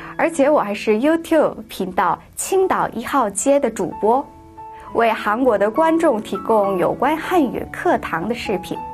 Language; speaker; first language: Chinese; early bilingual, other home language; Korean